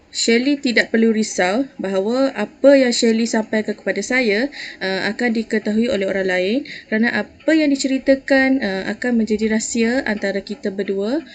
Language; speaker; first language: Malay; native; Malay